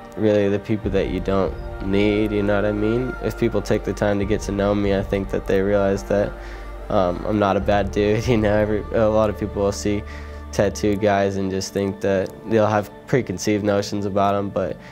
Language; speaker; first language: English; native; English